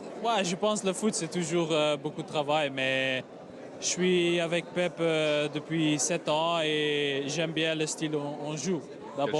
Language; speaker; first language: French; non-native, local second language; Dutch